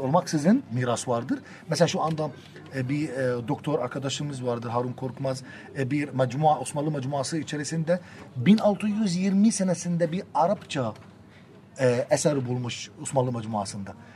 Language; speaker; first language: Turkish; non-native, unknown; Arabic